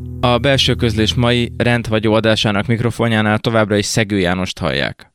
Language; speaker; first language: Hungarian; native; Hungarian